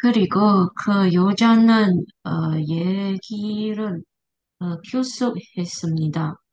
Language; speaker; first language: Korean; non-native, learner; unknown